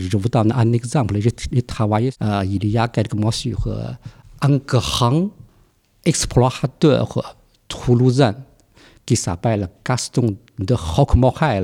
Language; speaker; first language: French; non-native, fluent; Chinese